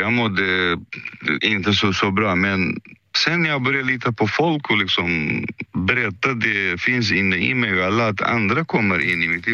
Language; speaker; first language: Swedish; early bilingual, other home language; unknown